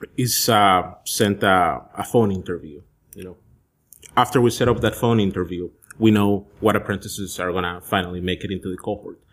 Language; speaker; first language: English; early bilingual, other home language; Spanish